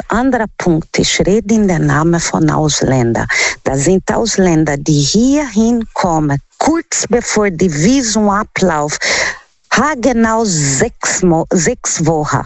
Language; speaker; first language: German; non-native, learner; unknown